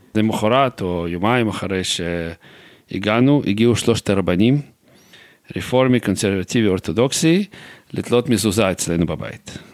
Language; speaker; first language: Hebrew; non-native, fluent; Russian